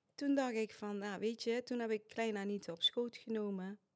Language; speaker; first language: Dutch; early bilingual, other home language; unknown